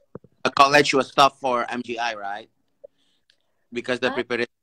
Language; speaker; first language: English; non-native, learner; Indonesian